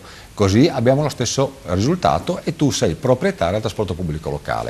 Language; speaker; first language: Italian; native; Italian